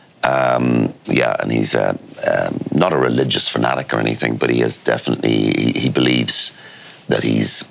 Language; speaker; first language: English; native; English